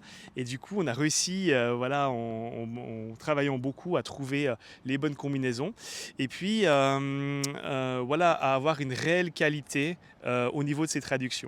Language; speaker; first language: French; native; French